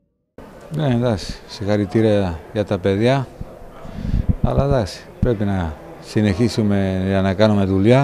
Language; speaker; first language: Greek; non-native, learner; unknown